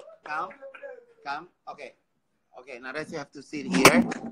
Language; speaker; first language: English; non-native, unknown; Indonesian